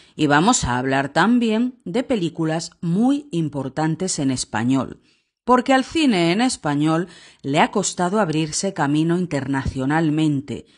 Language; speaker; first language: Spanish; native; Spanish